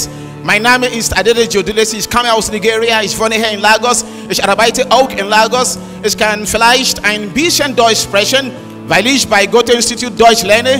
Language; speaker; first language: German; non-native, learner; Yoruba